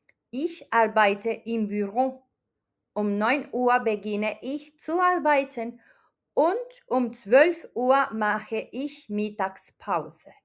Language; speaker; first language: German; non-native, fluent; Spanish